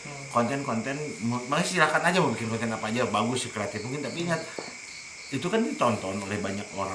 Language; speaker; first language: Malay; non-native, local second language; Sundanese